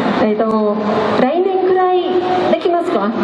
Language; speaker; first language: Japanese; non-native, learner; Thai